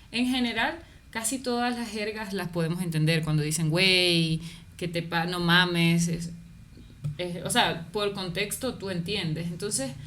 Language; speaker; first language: Spanish; native; Spanish